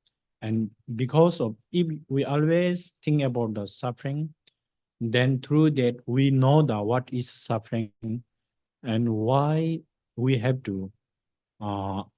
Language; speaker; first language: English; non-native, fluent; Tibetan